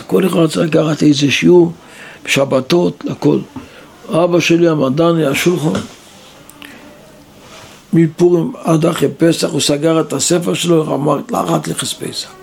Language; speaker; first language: Hebrew; non-native, local second language; Yiddish